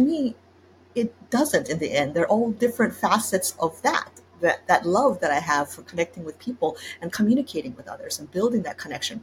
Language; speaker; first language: English; native; English